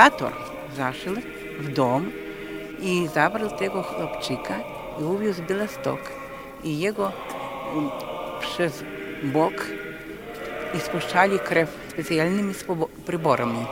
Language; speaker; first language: Polish; non-native, local second language; Belarusian